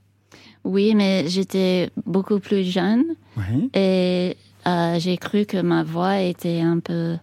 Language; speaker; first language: French; non-native, learner; English